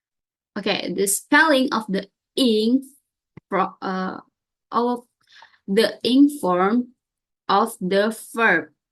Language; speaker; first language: English; non-native, learner; Indonesian